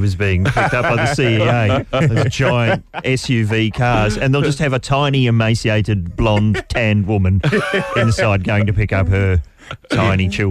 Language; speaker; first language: English; native; English